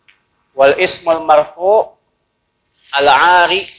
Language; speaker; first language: Arabic; non-native, fluent; Indonesian